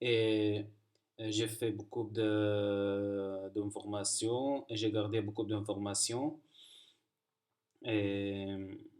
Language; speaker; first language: French; non-native, learner; Arabic